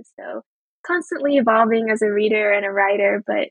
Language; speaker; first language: English; early bilingual, other home language; Chinese